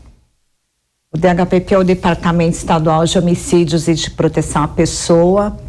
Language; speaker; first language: Portuguese; native; Portuguese